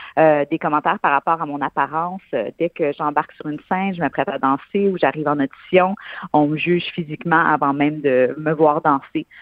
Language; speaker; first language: French; native; French